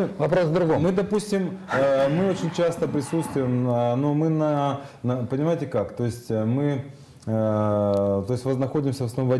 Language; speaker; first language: Russian; native; Russian